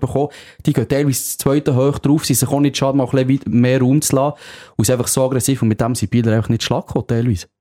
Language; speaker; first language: German; native; German